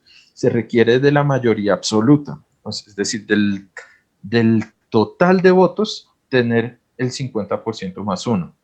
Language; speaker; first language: Spanish; native; Spanish